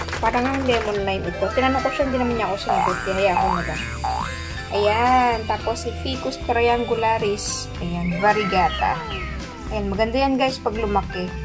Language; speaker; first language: Filipino; non-native, local second language; Iloko